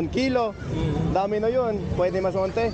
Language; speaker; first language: Filipino; non-native, learner; English